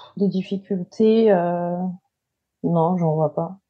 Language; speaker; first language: French; native; French